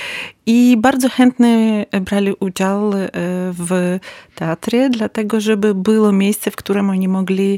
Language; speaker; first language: Polish; non-native, learner; Ukrainian